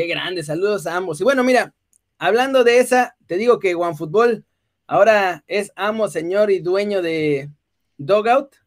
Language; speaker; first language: Spanish; native; Spanish